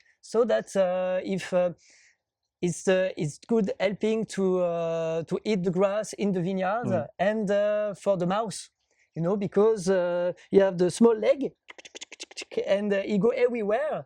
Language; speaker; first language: English; non-native, learner; French